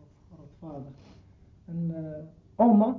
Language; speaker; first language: Dutch; non-native, learner; Arabic